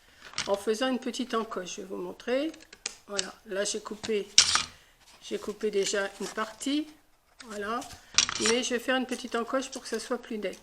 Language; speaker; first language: French; native; French